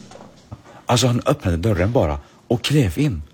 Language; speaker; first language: Swedish; early bilingual, other home language; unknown